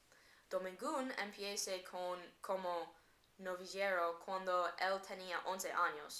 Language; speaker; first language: Spanish; non-native, learner; English